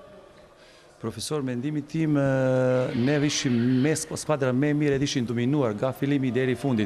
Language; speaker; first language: Albanian; non-native, learner; Serbian